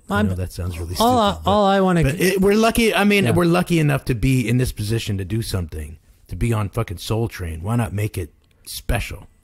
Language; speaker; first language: English; native; English